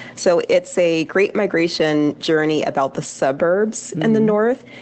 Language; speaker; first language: English; native; English